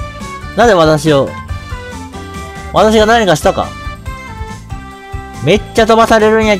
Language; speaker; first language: Japanese; native; Japanese